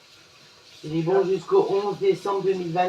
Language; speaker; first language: French; native; French